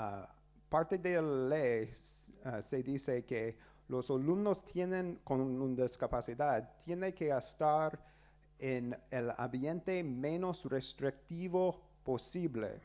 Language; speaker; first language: Spanish; non-native, learner; English